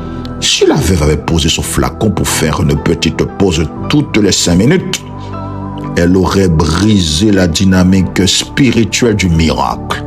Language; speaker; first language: French; non-native, local second language; Haitian Creole